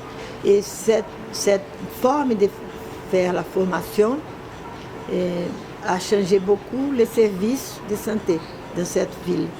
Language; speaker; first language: French; non-native, fluent; Portuguese